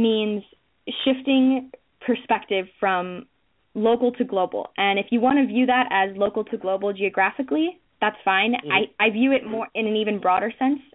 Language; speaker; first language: English; native; English